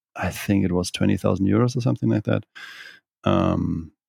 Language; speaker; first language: English; non-native, fluent; German